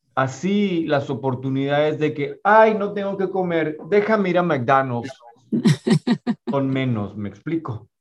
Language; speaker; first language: Spanish; native; Spanish